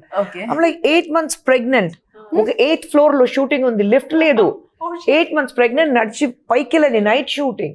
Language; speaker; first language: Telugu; non-native, local second language; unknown